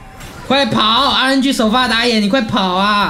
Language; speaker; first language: Chinese; native; Chinese